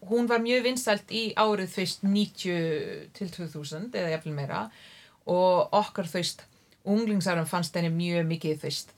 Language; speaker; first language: Icelandic; non-native, fluent; English